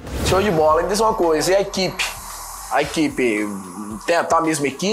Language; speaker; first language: Portuguese; native; Portuguese